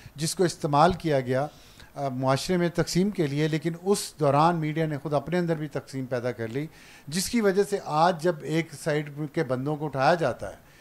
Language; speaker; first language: Urdu; non-native, local second language; Punjabi